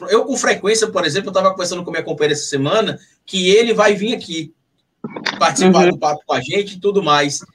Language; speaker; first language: Portuguese; native; Portuguese